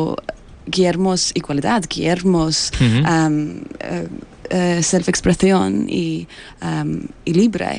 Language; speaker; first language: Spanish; non-native, learner; English